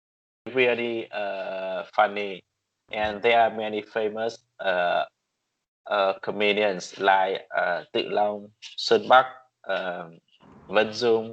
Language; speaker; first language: English; non-native, learner; Vietnamese